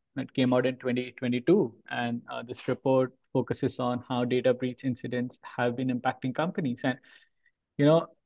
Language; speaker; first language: English; non-native, local second language; Hindi